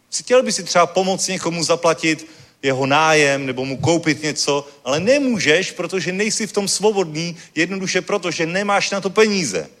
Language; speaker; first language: Czech; native; Czech